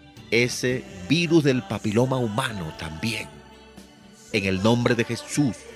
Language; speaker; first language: Spanish; native; Spanish